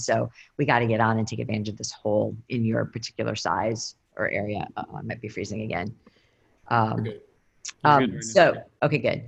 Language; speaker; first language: English; native; English